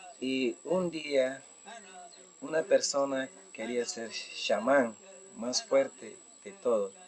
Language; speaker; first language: Spanish; non-native, local second language; Shipibo-Conibo